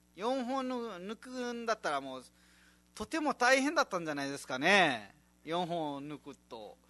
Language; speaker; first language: Japanese; non-native, fluent; Nepali